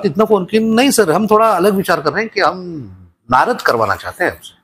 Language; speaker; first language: Hindi; non-native, local second language; Marathi